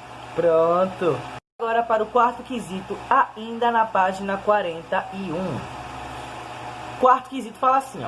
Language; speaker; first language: Portuguese; native; Portuguese